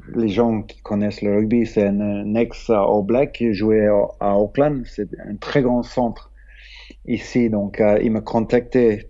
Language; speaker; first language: French; non-native, fluent; English